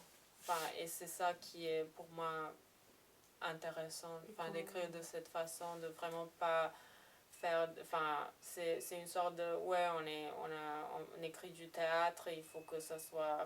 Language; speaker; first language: French; non-native, fluent; Serbian